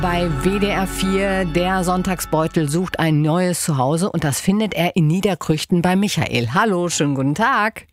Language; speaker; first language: German; native; German